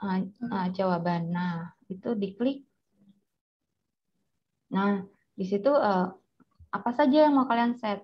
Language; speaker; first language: Indonesian; native; Indonesian